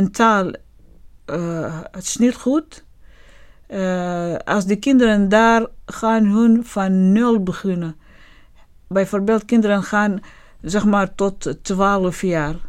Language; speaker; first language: Dutch; non-native, learner; Arabic